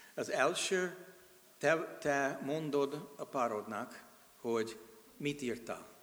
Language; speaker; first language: Hungarian; non-native, fluent; English